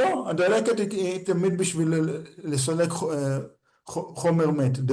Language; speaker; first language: Hebrew; native; Hebrew